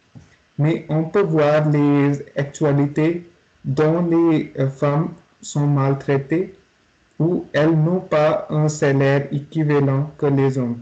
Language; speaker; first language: French; non-native, learner; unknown